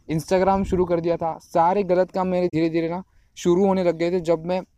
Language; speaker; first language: Hindi; non-native, local second language; Marathi